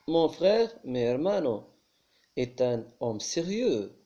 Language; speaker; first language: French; non-native, local second language; Arabic